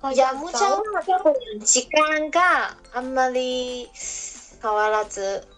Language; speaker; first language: Japanese; non-native, learner; Chinese